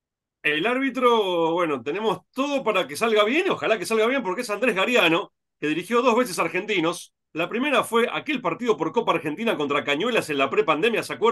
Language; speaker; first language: Spanish; native; Spanish